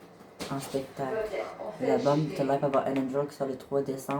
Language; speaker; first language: French; native; French